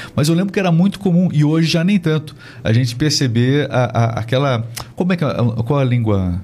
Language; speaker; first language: Portuguese; native; Portuguese